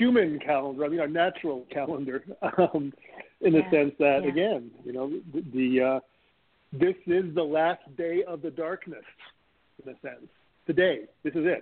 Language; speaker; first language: English; native; English